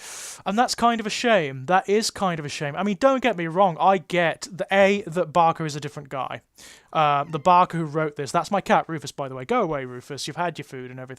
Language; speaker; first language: English; native; English